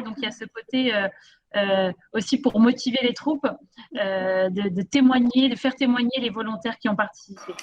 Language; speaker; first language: French; native; French